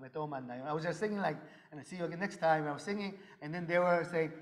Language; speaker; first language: English; early bilingual, other home language; Korean